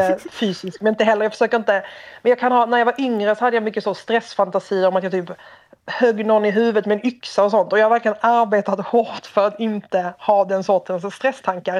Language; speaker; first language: Swedish; native; Swedish